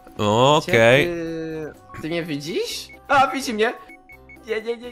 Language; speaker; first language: Polish; native; Polish